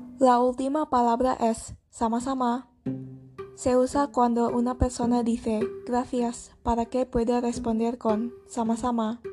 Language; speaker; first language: Spanish; non-native, learner; Indonesian